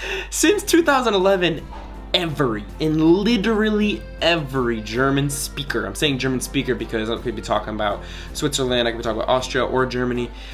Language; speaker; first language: English; native; English